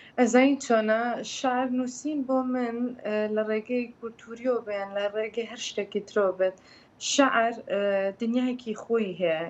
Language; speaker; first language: Central Kurdish; early bilingual, heritage; Central Kurdish